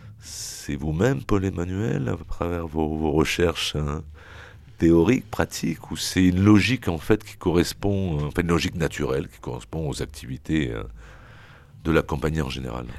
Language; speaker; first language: French; native; French